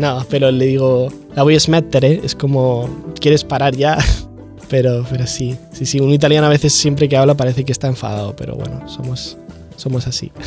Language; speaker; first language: Spanish; native; Spanish